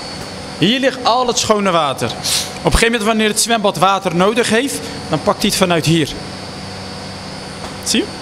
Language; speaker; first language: Dutch; native; Dutch